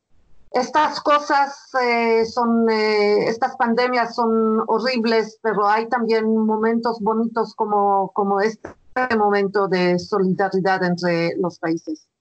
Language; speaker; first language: Spanish; non-native, fluent; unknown